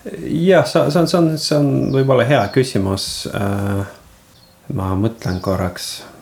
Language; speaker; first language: Estonian; non-native, local second language; Russian